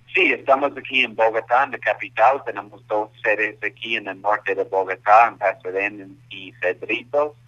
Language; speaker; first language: Spanish; non-native, fluent; English